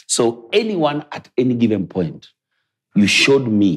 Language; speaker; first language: English; non-native, local second language; Luo (Kenya and Tanzania)